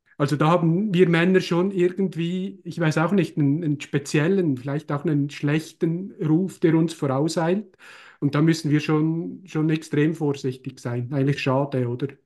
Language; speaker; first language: German; native; German